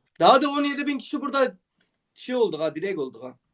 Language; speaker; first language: Turkish; native; Turkish